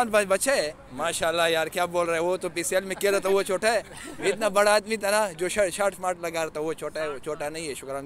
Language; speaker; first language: Hindi; non-native, fluent; Pashto